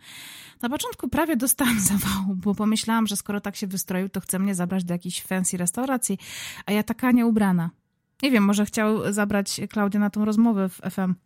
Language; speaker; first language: Polish; native; Polish